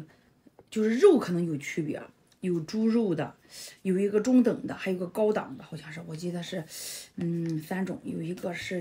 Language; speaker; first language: Chinese; native; Chinese